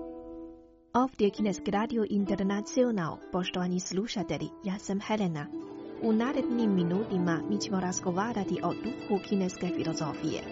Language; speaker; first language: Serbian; non-native, fluent; Chinese